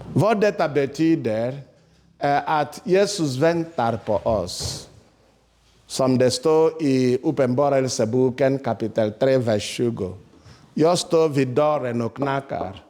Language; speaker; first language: Swedish; non-native, fluent; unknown